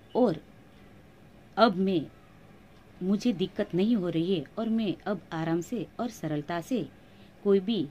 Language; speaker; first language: Hindi; non-native, local second language; Gujarati